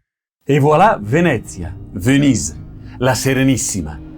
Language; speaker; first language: French; non-native, fluent; Italian